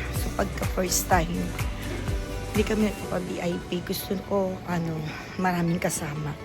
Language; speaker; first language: Filipino; native; Filipino